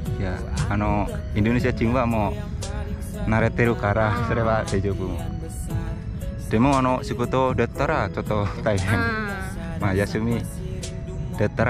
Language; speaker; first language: Japanese; non-native, fluent; Indonesian